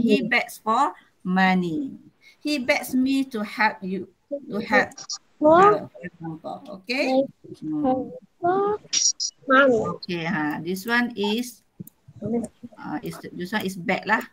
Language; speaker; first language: English; non-native, learner; Malay